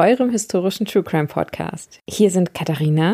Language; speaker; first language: German; native; German